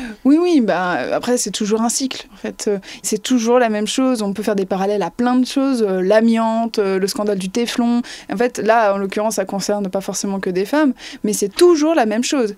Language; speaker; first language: French; native; French